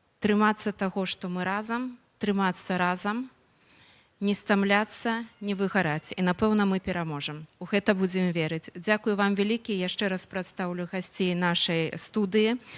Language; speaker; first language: Belarusian; non-native, local second language; Russian